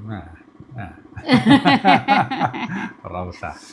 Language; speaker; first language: Indonesian; non-native, learner; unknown